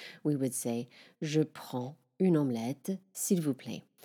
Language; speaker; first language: French; non-native, fluent; English